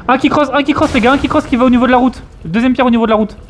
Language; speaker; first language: French; native; French